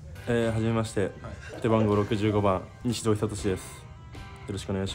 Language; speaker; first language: Japanese; native; Japanese